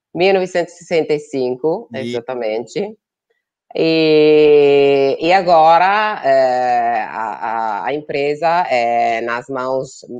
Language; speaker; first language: Portuguese; non-native, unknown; Italian